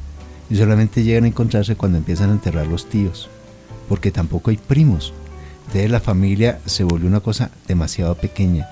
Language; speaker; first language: Spanish; native; Spanish